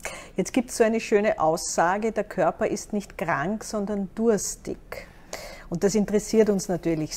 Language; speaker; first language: German; native; German